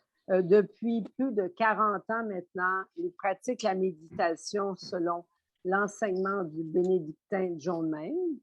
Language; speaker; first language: French; native; French